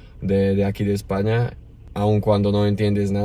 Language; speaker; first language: Spanish; non-native, learner; Slovak